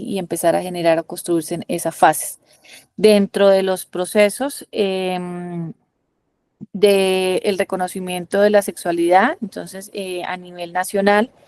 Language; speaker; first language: Spanish; native; Spanish